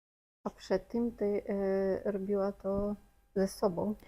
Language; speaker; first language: Polish; non-native, fluent; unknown